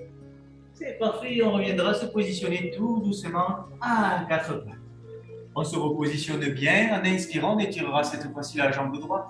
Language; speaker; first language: French; native; French